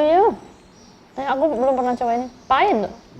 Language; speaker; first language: Indonesian; non-native, fluent; Spanish